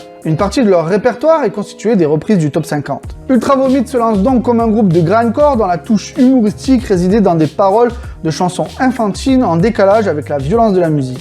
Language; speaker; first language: French; native; French